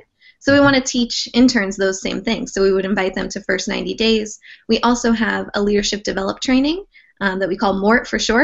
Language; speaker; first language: English; native; English